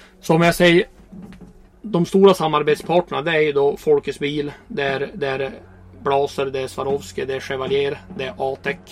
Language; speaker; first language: Swedish; native; Swedish